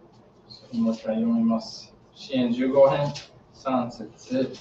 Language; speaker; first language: Japanese; non-native, learner; English